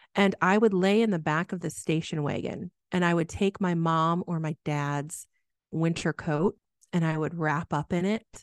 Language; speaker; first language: English; native; English